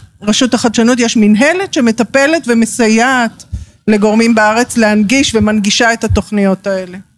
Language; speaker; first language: Hebrew; native; Hebrew